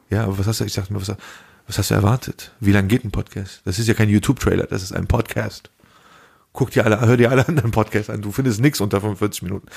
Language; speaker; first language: German; early bilingual, other home language; Turkish